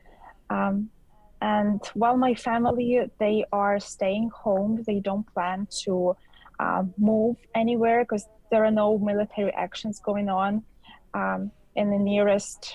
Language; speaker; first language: English; non-native, fluent; Ukrainian